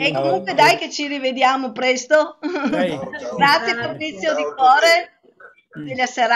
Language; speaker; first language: Italian; native; Italian